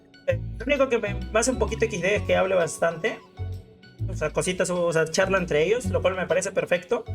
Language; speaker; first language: Spanish; native; Spanish